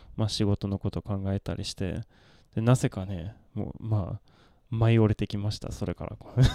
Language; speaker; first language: Japanese; non-native, fluent; Swedish